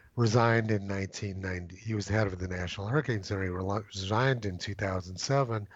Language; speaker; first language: English; native; English